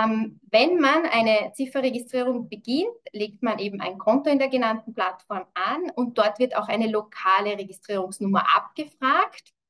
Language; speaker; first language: German; native; German